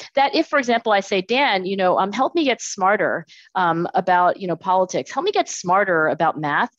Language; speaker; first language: English; native; English